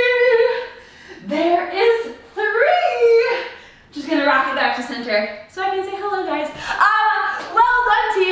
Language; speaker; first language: English; native; English